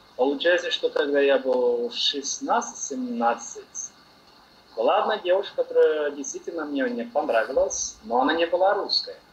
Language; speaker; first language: Russian; non-native, learner; Portuguese